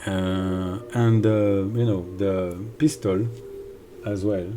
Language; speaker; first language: English; non-native, fluent; French